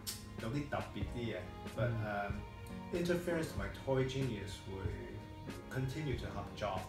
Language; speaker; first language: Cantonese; early bilingual, heritage; English